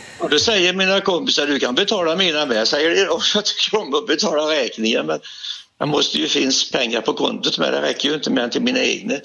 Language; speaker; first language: Swedish; native; Swedish